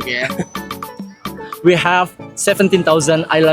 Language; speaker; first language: English; non-native, fluent; Indonesian